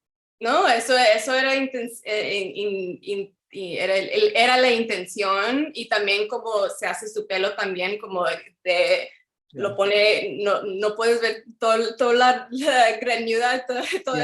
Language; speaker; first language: Spanish; early bilingual, heritage; Spanish